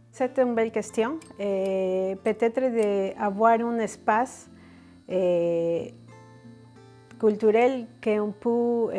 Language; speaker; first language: French; non-native, fluent; Spanish